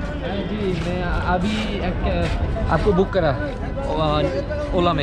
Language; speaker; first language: Hindi; non-native, learner; Bangla